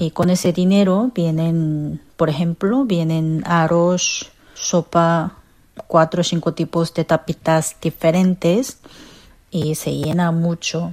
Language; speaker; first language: Spanish; non-native, fluent; Korean